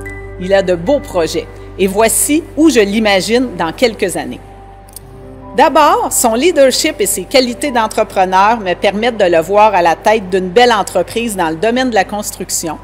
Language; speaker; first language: French; native; French